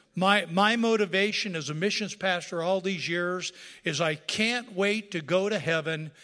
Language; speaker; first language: English; native; English